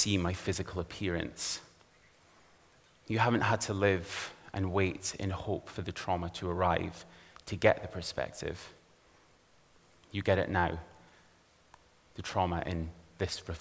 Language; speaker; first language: English; native; English